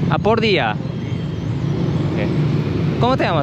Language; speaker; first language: Spanish; non-native, learner; Turkish